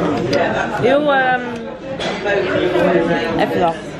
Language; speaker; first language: Dutch; native; Dutch